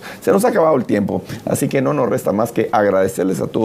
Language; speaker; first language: Spanish; native; Spanish